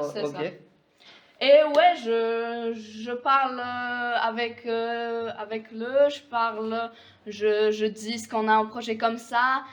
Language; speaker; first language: French; non-native, fluent; Polish